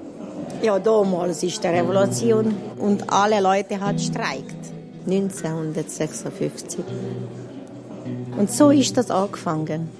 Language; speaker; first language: German; non-native, learner; Hungarian